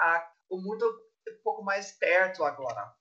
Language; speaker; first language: Portuguese; non-native, fluent; German